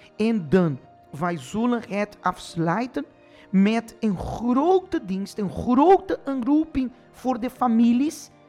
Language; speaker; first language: Dutch; non-native, fluent; Portuguese